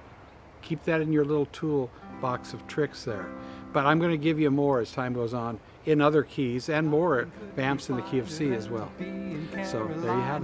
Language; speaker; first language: English; native; English